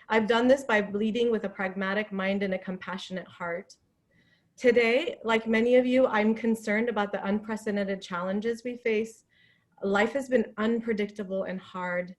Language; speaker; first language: English; non-native, fluent; Persian